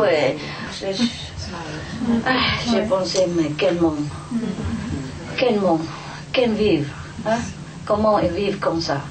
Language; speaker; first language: French; non-native, learner; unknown